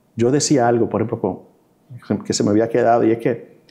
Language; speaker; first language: Spanish; early bilingual, heritage; Spanish